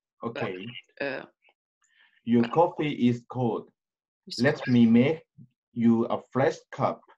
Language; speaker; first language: English; non-native, learner; Thai